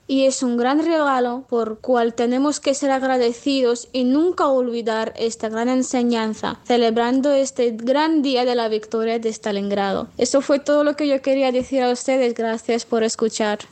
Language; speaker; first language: Spanish; non-native, fluent; Russian